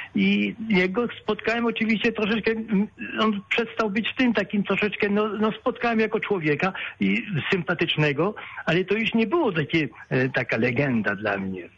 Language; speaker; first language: Polish; early bilingual, other home language; French